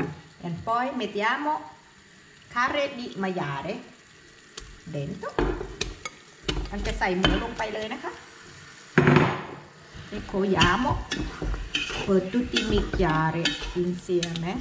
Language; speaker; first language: Italian; non-native, learner; Thai